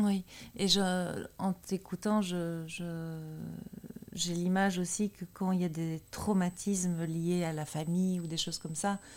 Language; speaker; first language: French; native; French